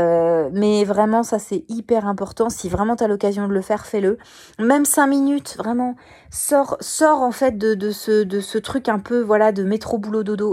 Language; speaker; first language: French; native; French